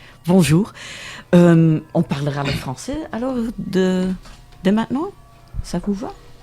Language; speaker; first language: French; non-native, local second language; Dutch